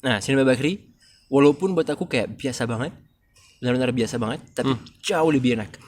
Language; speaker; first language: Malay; non-native, fluent; French